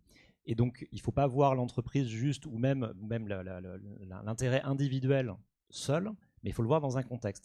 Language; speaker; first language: French; native; French